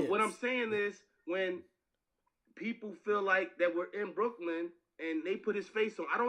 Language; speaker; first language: English; native; English